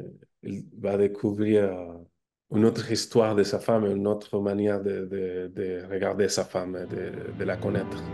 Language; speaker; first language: French; non-native, fluent; Spanish